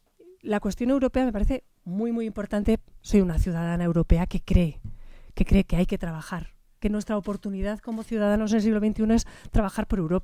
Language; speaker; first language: Spanish; native; Spanish